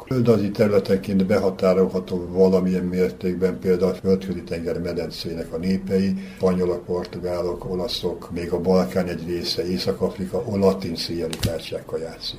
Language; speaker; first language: Hungarian; native; Hungarian